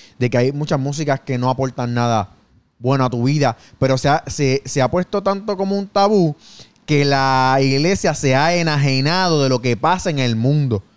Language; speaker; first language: Spanish; native; Spanish